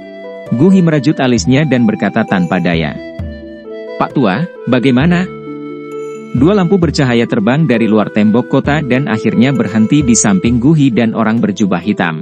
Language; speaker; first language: Indonesian; native; Indonesian